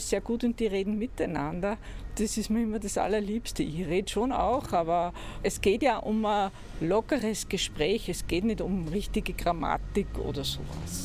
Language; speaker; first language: German; native; German